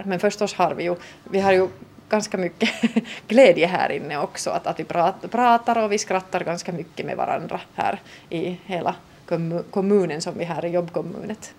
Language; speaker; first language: Swedish; non-native, local second language; Finnish